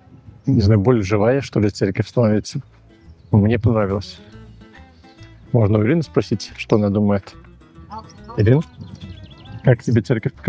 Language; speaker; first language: Russian; native; Russian